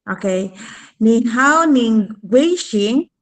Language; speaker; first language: Chinese; non-native, learner; Filipino